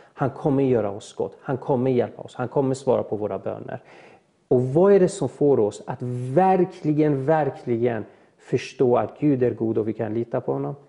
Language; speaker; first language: Swedish; early bilingual, other home language; Persian